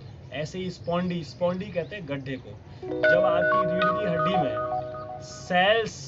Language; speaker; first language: Hindi; native; Hindi